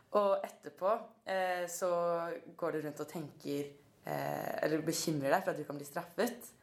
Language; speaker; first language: Norwegian; native; Norwegian